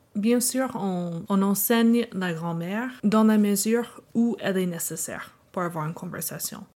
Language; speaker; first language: French; non-native, fluent; English